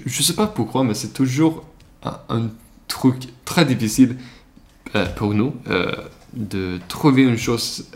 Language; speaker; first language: French; non-native, learner; Swedish